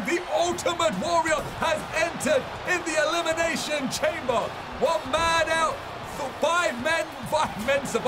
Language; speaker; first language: English; native; English